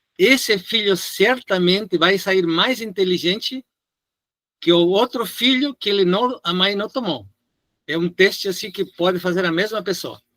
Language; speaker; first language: Portuguese; non-native, fluent; Spanish